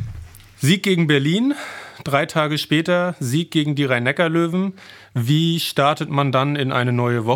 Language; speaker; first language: German; native; German